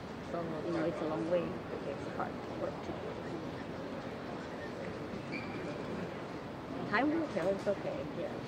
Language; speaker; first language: English; non-native, fluent; Chinese